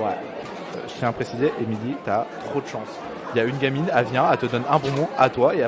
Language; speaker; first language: French; native; French